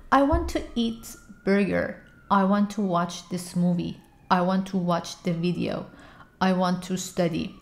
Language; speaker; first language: English; non-native, fluent; Persian